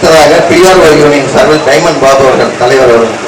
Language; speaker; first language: Tamil; native; Tamil